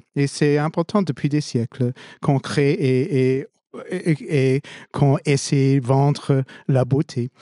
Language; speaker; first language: French; non-native, fluent; English